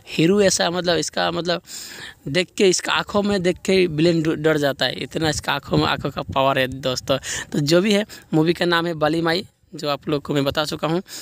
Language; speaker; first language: Hindi; non-native, local second language; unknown